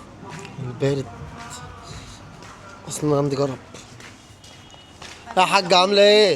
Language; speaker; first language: Arabic; native; Arabic